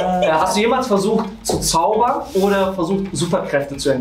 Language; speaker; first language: German; native; German